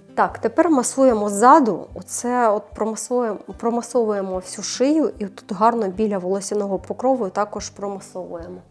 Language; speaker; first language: Ukrainian; non-native, local second language; Russian